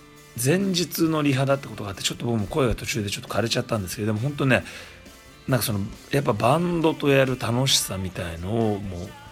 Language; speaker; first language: Japanese; native; Japanese